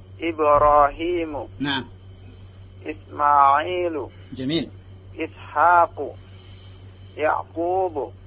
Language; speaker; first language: Arabic; non-native, learner; Indonesian